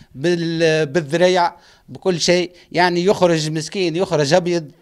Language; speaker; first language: Arabic; native; Arabic